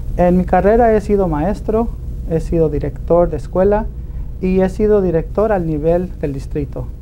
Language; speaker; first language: Spanish; early bilingual, heritage; Spanish